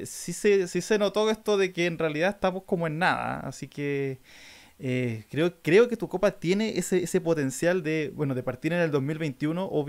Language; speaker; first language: Spanish; native; Spanish